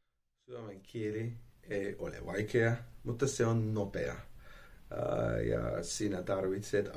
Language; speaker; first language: Finnish; non-native, learner; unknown